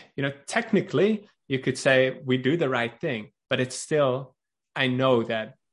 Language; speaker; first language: English; non-native, fluent; Dutch